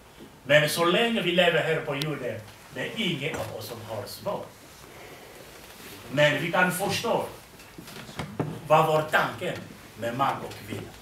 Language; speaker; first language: Swedish; non-native, fluent; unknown